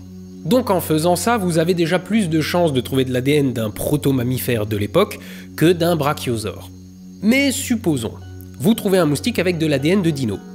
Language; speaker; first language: French; native; French